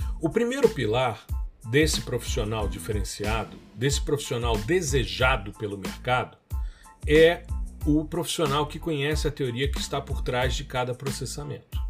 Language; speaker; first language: Portuguese; native; Portuguese